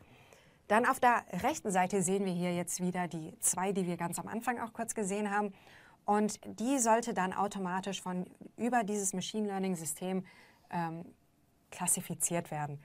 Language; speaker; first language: German; native; German